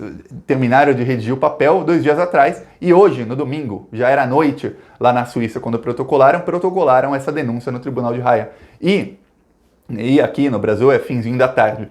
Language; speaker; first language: Portuguese; native; Portuguese